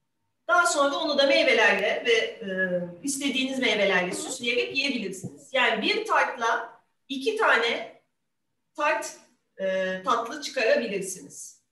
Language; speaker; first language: Turkish; native; Turkish